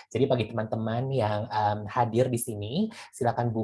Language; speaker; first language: Indonesian; native; Indonesian